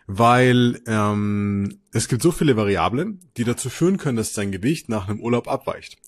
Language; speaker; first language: German; native; German